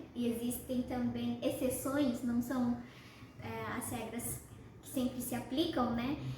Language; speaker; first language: Portuguese; early bilingual, heritage; Portuguese